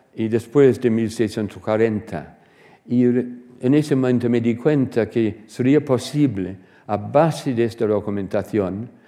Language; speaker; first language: Spanish; non-native, fluent; English